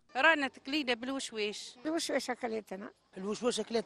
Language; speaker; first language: Arabic; native; Arabic